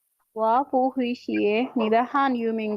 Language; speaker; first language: Chinese; non-native, learner; Hindi